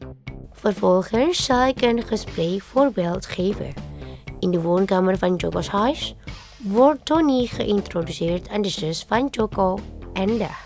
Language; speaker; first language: Dutch; non-native, learner; Indonesian